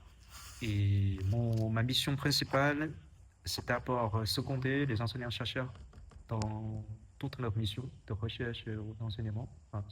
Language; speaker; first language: French; non-native, fluent; Chinese